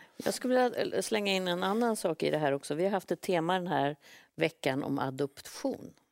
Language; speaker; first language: Swedish; native; Swedish